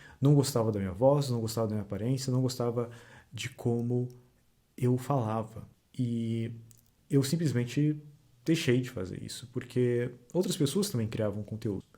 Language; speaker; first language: Portuguese; native; Portuguese